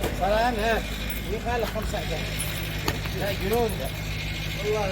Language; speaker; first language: Arabic; non-native, learner; Filipino